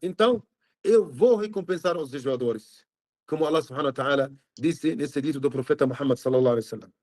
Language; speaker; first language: Portuguese; non-native, fluent; Arabic